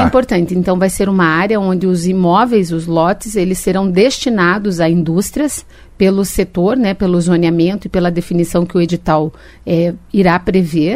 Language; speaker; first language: Portuguese; native; Portuguese